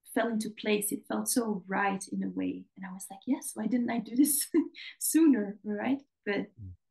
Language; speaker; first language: English; non-native, fluent; Dutch